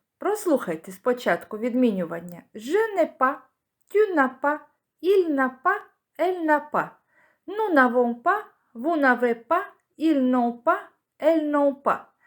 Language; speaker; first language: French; non-native, fluent; Ukrainian